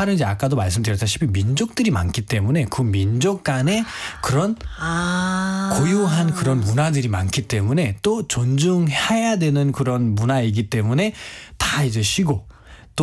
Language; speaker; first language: Korean; non-native, fluent; Nepali